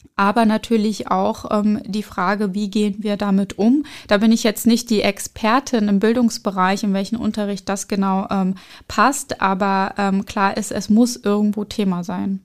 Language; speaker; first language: German; early bilingual, other home language; Arabic